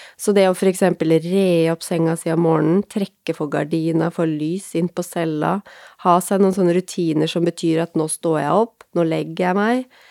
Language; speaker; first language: Norwegian; native; Norwegian